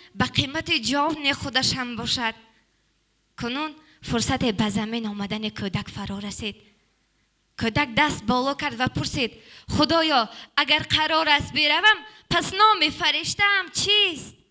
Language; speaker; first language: Tajik; native; Tajik